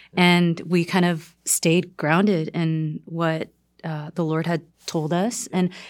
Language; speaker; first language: English; non-native, fluent; Korean